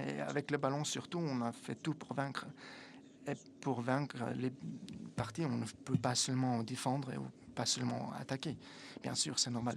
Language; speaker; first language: French; non-native, fluent; Italian